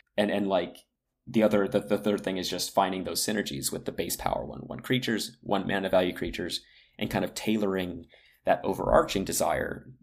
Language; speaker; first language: English; native; English